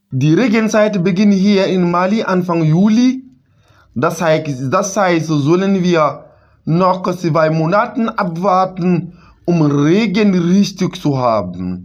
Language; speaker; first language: German; non-native, fluent; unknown